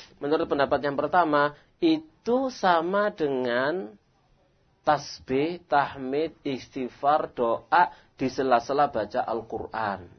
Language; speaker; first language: Indonesian; non-native, local second language; Javanese